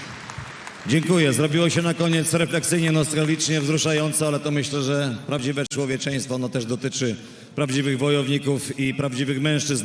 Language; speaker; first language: Polish; native; Polish